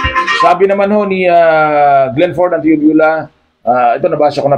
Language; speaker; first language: Filipino; native; Filipino